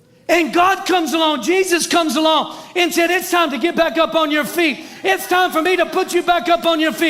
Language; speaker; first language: English; native; English